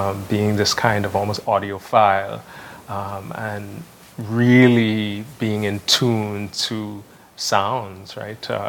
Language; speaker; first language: English; native; English